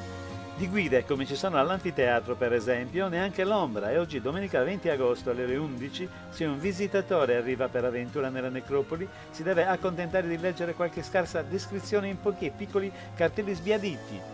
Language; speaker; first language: Italian; native; Italian